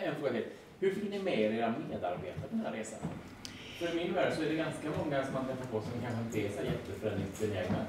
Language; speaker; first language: Swedish; native; Swedish